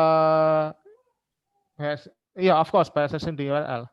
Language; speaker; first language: English; non-native, learner; Indonesian